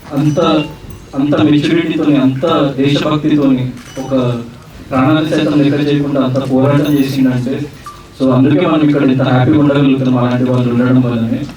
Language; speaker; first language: Telugu; native; Telugu